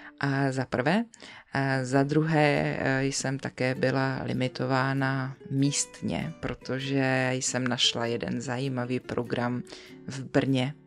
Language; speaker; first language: Czech; native; Czech